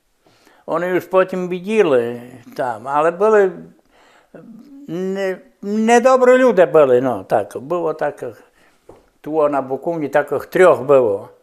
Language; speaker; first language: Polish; non-native, local second language; Rusyn